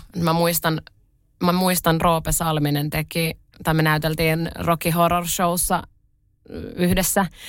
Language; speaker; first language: Finnish; early bilingual, other home language; Russian